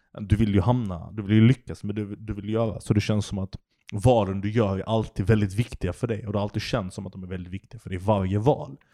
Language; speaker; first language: Swedish; early bilingual, other home language; Turkish